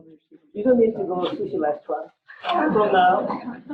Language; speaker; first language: English; non-native, learner; Korean